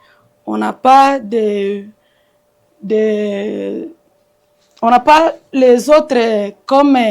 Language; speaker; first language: French; non-native, local second language; Swahili